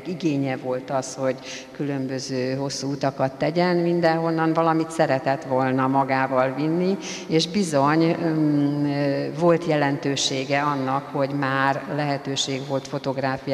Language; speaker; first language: Hungarian; native; Hungarian